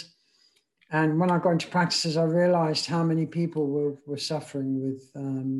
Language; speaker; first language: English; native; English